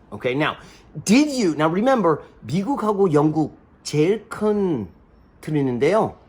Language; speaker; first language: Korean; non-native, learner; English